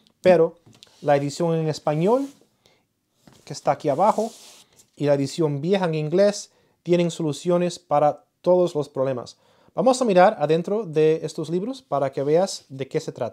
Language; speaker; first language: Spanish; early bilingual, heritage; Spanish